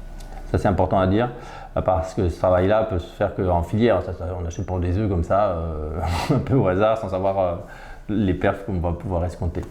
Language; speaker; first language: French; native; French